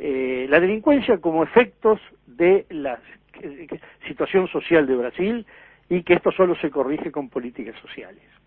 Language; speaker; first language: Spanish; native; Spanish